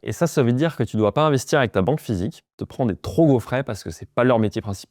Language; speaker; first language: French; native; French